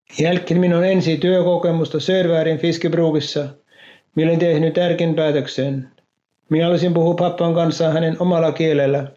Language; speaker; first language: Finnish; non-native, local second language; Norwegian